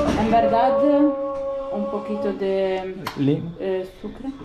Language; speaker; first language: Spanish; non-native, learner; Italian